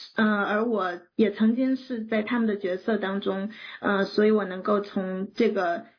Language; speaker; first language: Chinese; native; Chinese